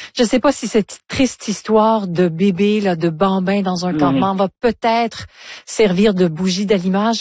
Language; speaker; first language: French; native; French